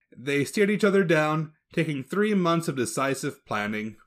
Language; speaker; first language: English; native; English